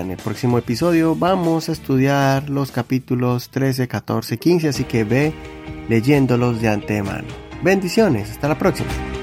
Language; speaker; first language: Spanish; native; Spanish